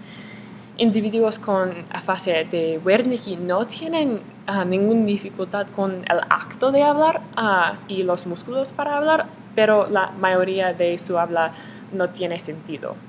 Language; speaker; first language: Spanish; non-native, learner; English